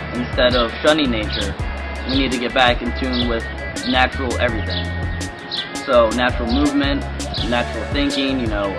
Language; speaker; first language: English; native; English